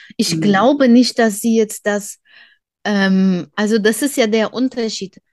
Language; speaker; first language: German; non-native, fluent; Russian